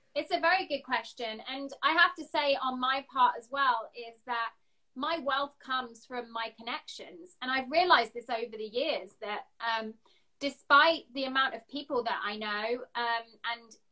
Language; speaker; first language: English; native; English